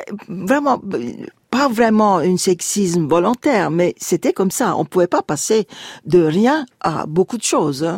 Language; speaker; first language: French; non-native, fluent; Turkish